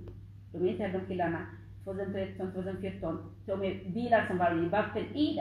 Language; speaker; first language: Swedish; non-native, learner; Tigrinya